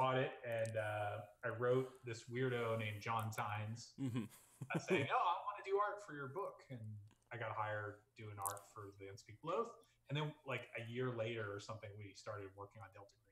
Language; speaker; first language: English; native; English